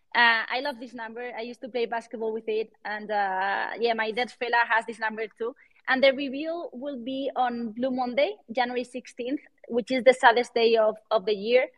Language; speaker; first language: English; non-native, fluent; Spanish